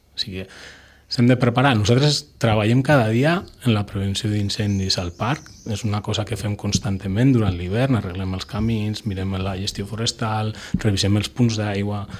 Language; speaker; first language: Catalan; non-native, local second language; Spanish